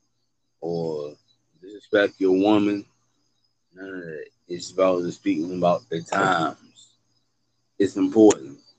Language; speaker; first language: English; native; English